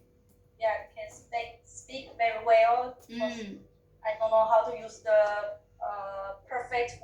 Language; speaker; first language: English; non-native, learner; Chinese